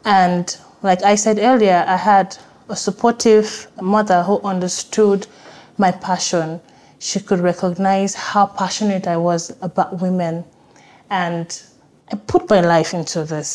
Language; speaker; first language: English; non-native, local second language; Yoruba